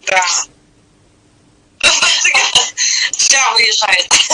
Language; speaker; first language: Russian; native; Russian